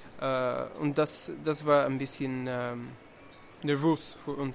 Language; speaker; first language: German; non-native, learner; Arabic